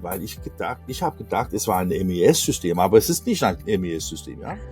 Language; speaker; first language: German; non-native, learner; Danish